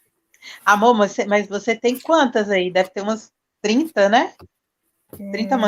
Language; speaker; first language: Portuguese; native; Portuguese